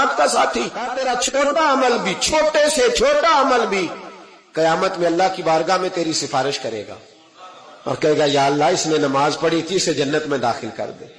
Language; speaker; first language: Urdu; non-native, local second language; Punjabi